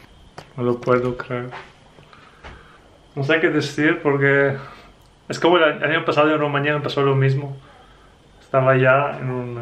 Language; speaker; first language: Spanish; non-native, fluent; Italian